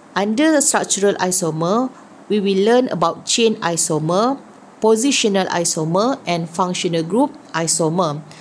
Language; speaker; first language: English; non-native, local second language; Malay